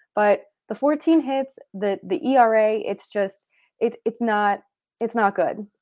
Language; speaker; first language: English; native; English